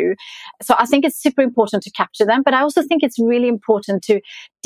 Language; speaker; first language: English; non-native, fluent; Swedish